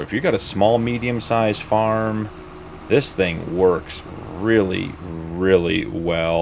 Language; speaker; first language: English; native; English